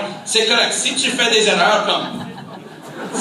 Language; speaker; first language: French; non-native, fluent; English